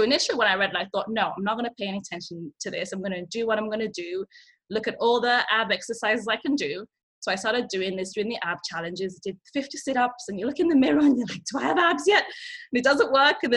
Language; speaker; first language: English; early bilingual, other home language; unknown